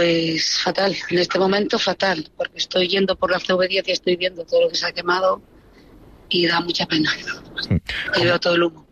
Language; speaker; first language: Spanish; native; Spanish